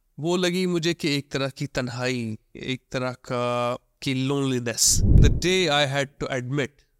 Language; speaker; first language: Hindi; non-native, local second language; Kashmiri